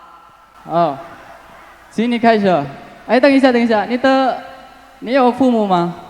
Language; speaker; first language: Chinese; non-native, fluent; Indonesian